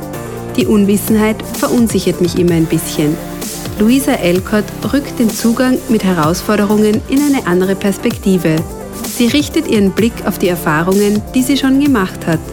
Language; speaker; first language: German; native; German